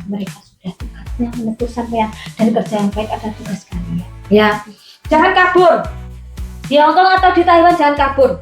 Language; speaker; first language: Indonesian; non-native, local second language; Javanese